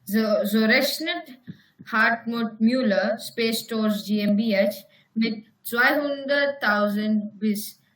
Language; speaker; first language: German; non-native, learner; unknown